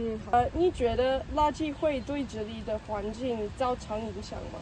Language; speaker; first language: Chinese; non-native, learner; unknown